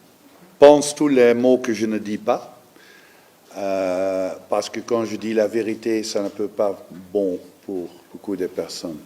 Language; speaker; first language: French; non-native, learner; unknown